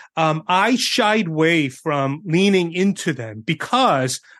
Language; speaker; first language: English; early bilingual, other home language; Korean